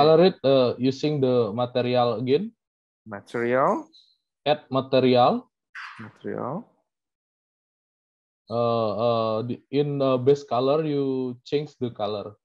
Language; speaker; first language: English; non-native, learner; Indonesian